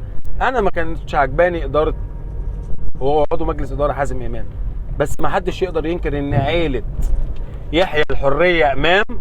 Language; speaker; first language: Arabic; native; Arabic